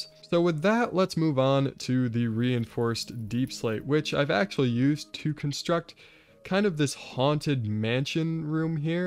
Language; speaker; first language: English; native; English